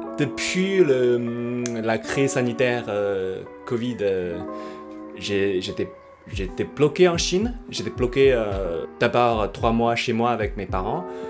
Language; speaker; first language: French; non-native, fluent; Chinese